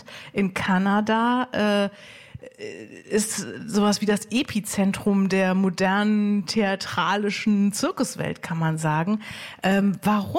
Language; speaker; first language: German; native; German